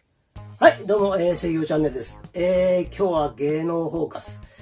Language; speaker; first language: Japanese; native; Japanese